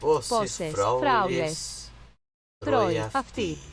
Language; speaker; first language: Greek; non-native, learner; English